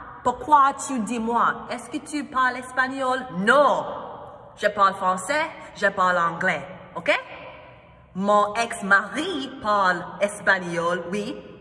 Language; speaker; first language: French; non-native, learner; English